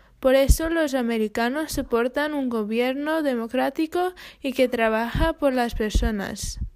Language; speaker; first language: Spanish; non-native, learner; English